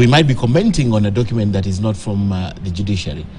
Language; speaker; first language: English; non-native, local second language; Swahili